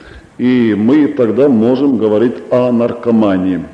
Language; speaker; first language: Russian; non-native, local second language; Estonian